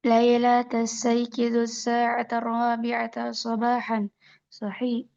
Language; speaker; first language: Arabic; non-native, learner; Indonesian